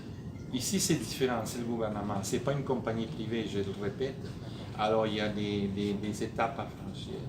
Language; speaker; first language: French; native; French